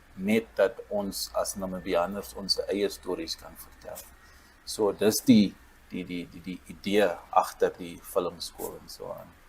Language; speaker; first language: Afrikaans; non-native, local second language; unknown